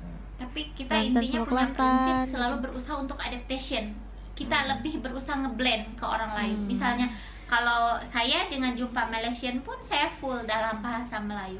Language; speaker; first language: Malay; non-native, local second language; Sundanese